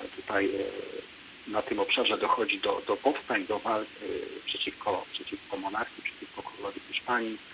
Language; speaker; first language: Polish; native; Polish